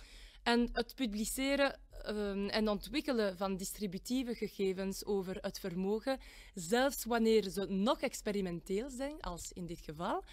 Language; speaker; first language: Dutch; non-native, local second language; French